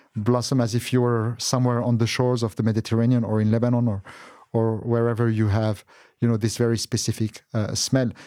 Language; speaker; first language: English; non-native, fluent; Arabic